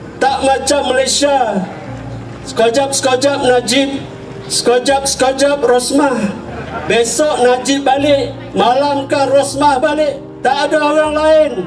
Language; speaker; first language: Malay; native; Malay